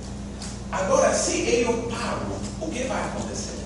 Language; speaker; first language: Portuguese; non-native, fluent; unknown